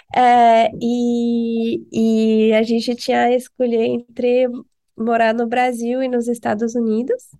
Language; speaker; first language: Portuguese; non-native, fluent; French